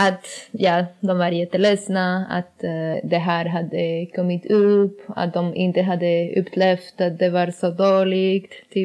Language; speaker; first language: Swedish; non-native, learner; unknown